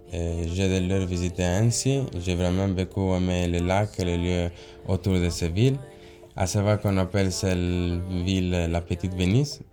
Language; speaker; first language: French; non-native, learner; Italian